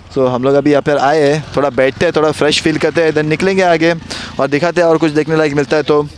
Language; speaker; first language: Hindi; non-native, local second language; Konkani